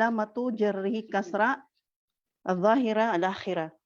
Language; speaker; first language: Arabic; non-native, learner; Filipino